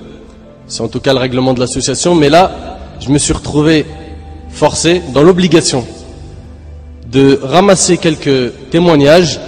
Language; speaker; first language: French; native; French